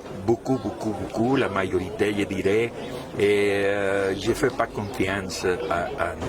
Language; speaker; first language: French; non-native, fluent; Spanish